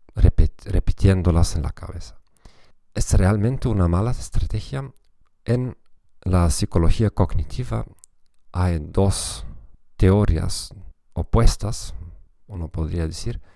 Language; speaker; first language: Spanish; non-native, fluent; German